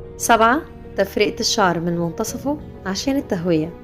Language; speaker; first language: Arabic; native; Arabic